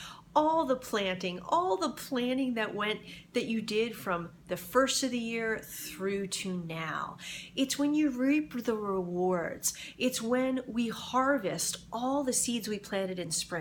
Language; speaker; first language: English; native; English